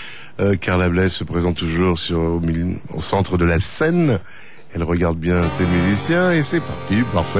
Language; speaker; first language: French; native; French